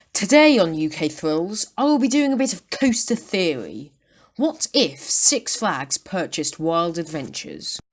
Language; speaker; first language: English; native; English